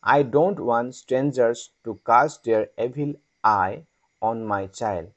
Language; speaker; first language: English; non-native, local second language; Assamese